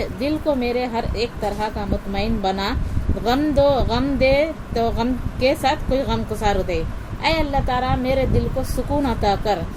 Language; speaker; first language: Urdu; native; Urdu